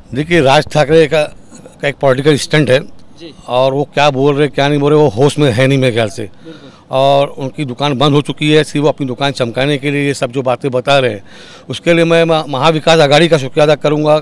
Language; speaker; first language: Hindi; non-native, local second language; Urdu